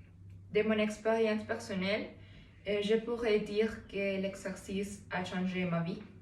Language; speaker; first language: French; non-native, learner; Spanish